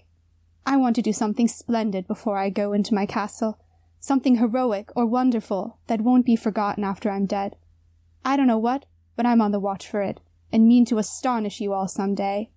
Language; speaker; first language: English; native; English